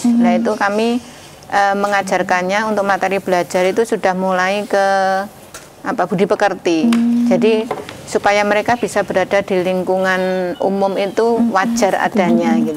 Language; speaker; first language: Indonesian; native; Indonesian